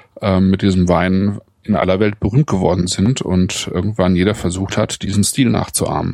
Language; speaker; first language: German; native; German